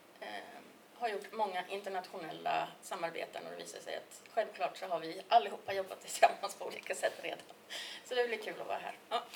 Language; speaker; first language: Swedish; native; Swedish